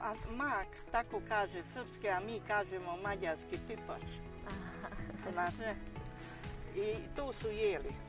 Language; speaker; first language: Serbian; non-native, local second language; Hungarian